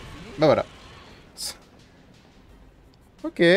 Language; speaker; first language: French; native; French